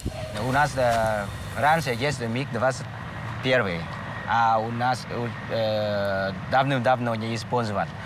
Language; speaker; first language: Russian; non-native, learner; Lao